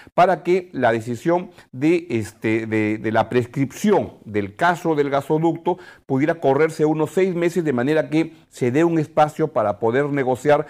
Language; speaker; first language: Spanish; native; Spanish